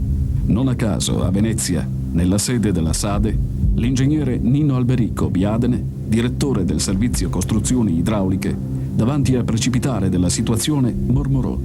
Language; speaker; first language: Italian; native; Italian